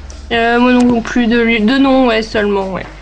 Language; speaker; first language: French; native; French